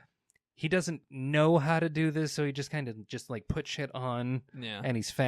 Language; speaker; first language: English; native; English